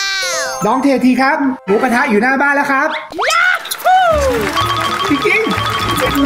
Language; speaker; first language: Thai; native; Thai